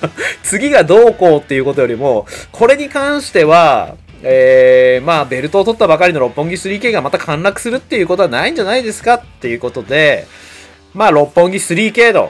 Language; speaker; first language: Japanese; native; Japanese